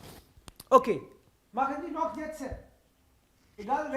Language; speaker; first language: German; non-native, fluent; Hindi